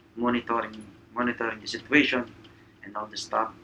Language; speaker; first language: English; non-native, local second language; Filipino